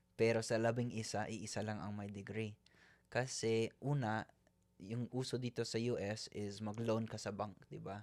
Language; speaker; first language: Filipino; native; Filipino